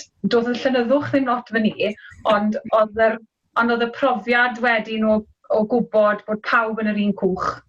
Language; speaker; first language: Welsh; native; Welsh